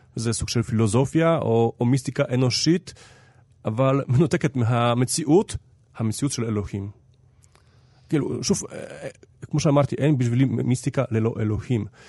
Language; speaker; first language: Hebrew; non-native, fluent; Polish